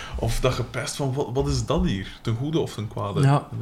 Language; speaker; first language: Dutch; native; Dutch